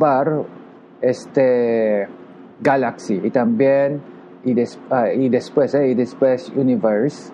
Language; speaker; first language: Spanish; non-native, learner; Japanese